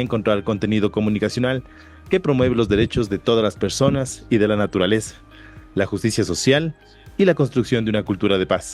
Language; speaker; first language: Spanish; native; Spanish